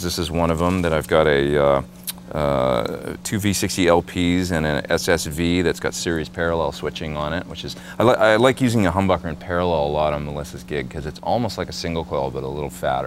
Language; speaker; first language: English; native; English